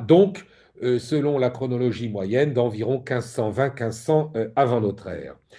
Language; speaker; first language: French; native; French